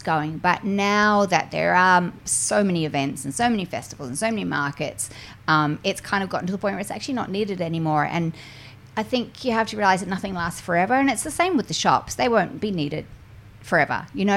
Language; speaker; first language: English; native; English